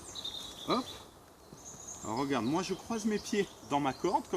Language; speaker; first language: French; native; French